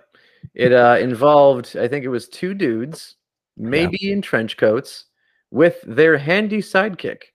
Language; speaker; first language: English; native; English